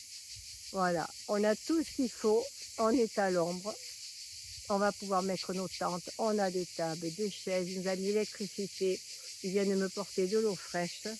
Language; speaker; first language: French; native; French